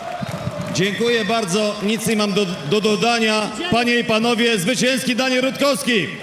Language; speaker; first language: Polish; native; Polish